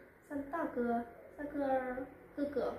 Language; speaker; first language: Chinese; non-native, learner; Vietnamese